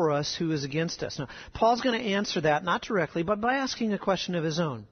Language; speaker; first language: English; native; English